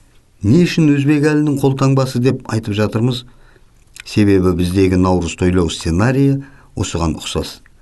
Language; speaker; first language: Kazakh; native; Kazakh